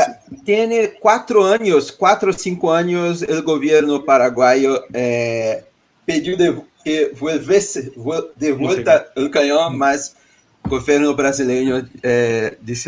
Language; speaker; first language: Spanish; non-native, learner; Portuguese